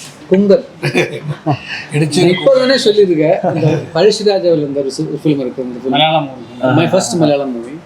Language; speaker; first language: Tamil; non-native, learner; Malayalam